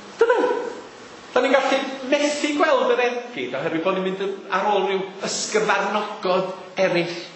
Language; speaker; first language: Welsh; native; Welsh